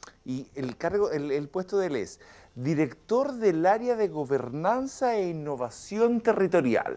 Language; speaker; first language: Spanish; native; Spanish